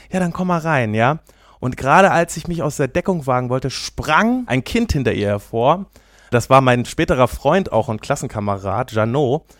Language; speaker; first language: German; native; German